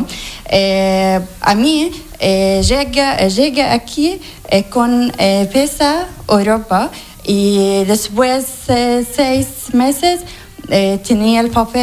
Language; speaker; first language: Spanish; non-native, learner; Arabic